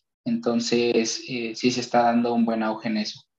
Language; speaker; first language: Spanish; native; Spanish